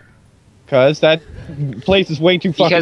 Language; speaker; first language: English; native; English